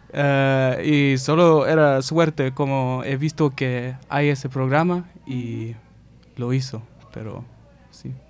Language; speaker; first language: Spanish; non-native, learner; German